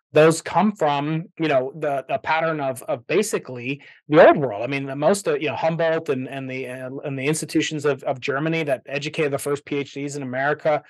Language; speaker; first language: English; native; English